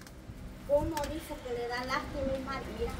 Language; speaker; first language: Spanish; native; Spanish